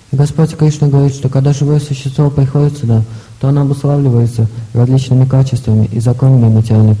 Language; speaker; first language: Russian; native; Russian